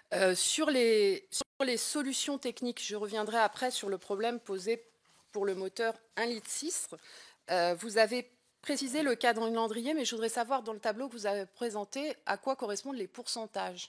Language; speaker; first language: French; native; French